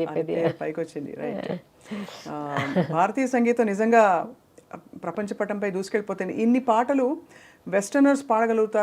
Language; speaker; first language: Telugu; native; Telugu